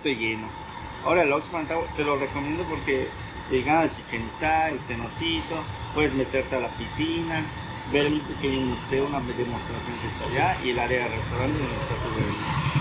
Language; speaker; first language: Spanish; native; Spanish